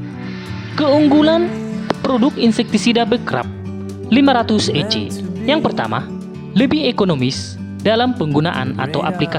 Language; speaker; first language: Indonesian; native; Indonesian